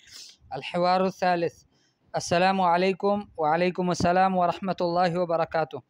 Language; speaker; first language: Arabic; non-native, fluent; Urdu